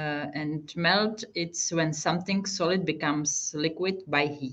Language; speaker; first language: English; non-native, fluent; Hungarian